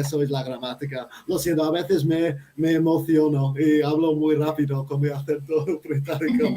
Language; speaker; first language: Spanish; non-native, fluent; English